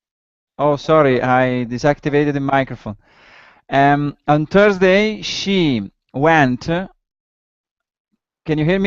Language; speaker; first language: English; non-native, learner; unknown